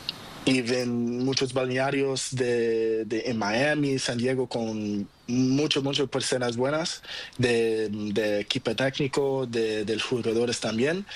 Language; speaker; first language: Spanish; non-native, learner; Portuguese